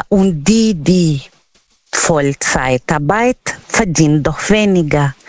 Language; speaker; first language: German; non-native, learner; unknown